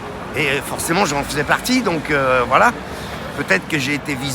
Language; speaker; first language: French; native; French